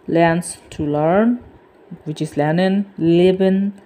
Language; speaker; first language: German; non-native, learner; Bangla